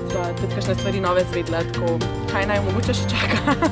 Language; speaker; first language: Slovenian; native; Slovenian